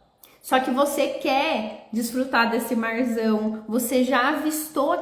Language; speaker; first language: Portuguese; native; Portuguese